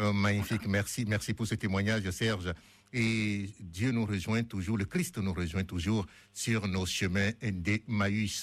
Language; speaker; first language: French; native; French